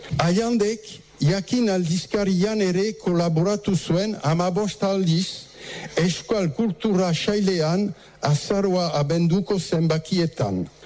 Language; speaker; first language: Basque; native; Basque